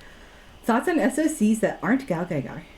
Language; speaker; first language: English; native; English